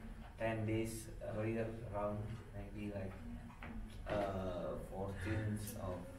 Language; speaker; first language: English; non-native, fluent; Indonesian